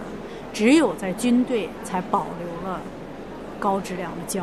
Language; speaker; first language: Chinese; native; Chinese